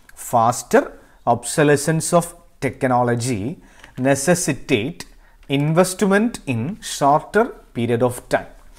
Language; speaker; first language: English; non-native, local second language; Malayalam